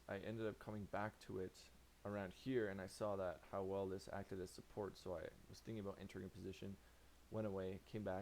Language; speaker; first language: English; native; English